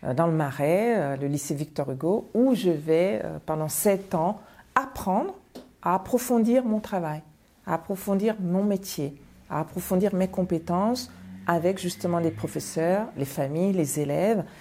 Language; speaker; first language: French; non-native, local second language; Bambara